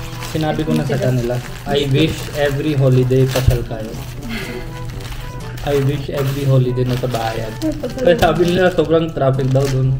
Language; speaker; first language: Filipino; non-native, learner; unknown